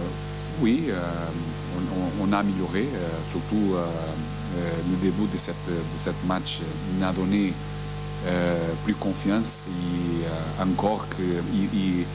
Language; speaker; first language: French; non-native, learner; Portuguese